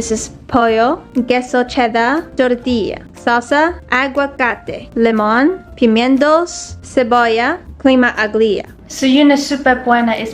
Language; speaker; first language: Spanish; non-native, learner; English